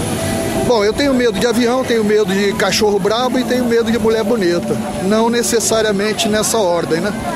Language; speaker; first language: Portuguese; native; Portuguese